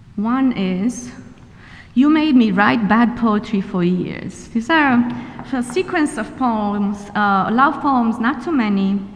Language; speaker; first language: English; non-native, fluent; Romanian